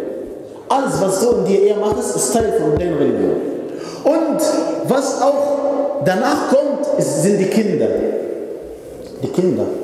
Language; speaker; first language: German; non-native, fluent; Arabic